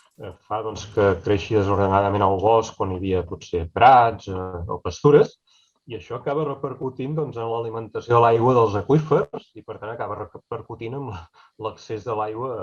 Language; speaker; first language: Catalan; native; Catalan